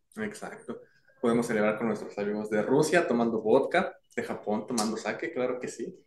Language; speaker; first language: Spanish; native; Spanish